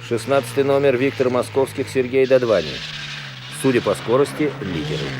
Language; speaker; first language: Russian; native; Russian